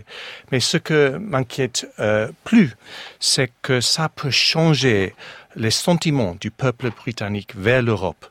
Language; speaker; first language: French; non-native, fluent; English